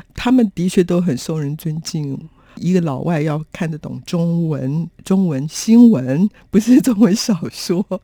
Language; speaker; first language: Chinese; native; Chinese